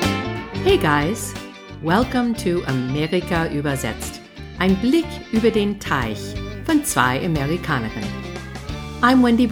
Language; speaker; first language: German; non-native, fluent; English